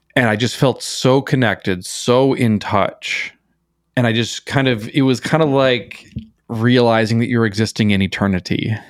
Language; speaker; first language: English; native; English